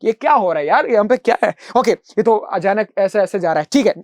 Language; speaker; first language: Hindi; non-native, local second language; Malayalam